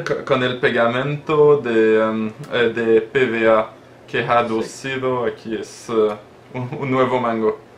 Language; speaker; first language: Spanish; non-native, learner; French